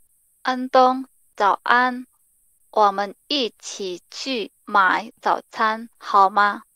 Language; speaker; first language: Chinese; non-native, learner; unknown